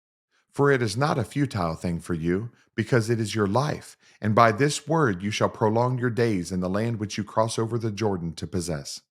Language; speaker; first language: English; native; English